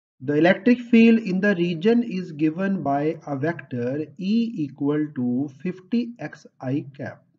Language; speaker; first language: English; non-native, local second language; Punjabi